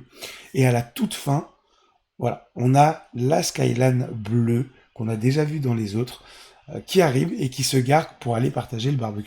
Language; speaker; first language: French; native; French